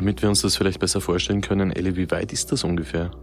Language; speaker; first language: German; native; German